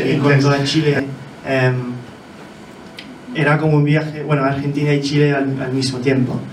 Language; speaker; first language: Spanish; non-native, fluent; English